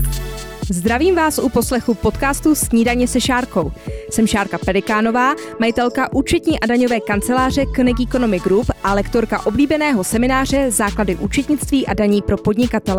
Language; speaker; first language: Czech; native; Czech